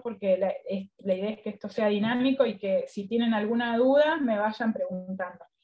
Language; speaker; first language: Spanish; native; Spanish